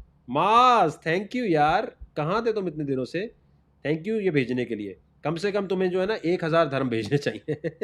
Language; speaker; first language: Urdu; native; Urdu